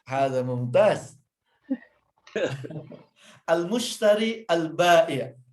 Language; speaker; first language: Arabic; non-native, fluent; Indonesian